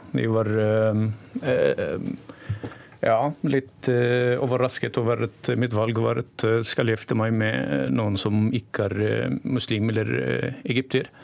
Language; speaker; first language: Norwegian; non-native, learner; Arabic